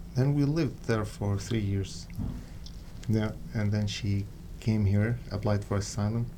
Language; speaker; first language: English; non-native, fluent; Arabic